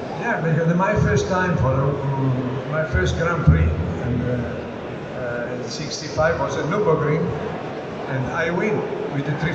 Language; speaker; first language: English; non-native, learner; Italian